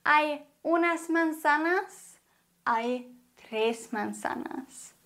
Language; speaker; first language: Spanish; non-native, fluent; German